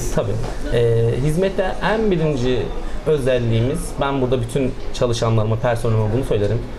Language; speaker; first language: Turkish; native; Turkish